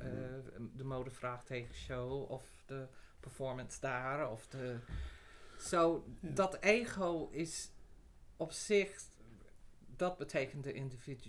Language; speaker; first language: Dutch; non-native, fluent; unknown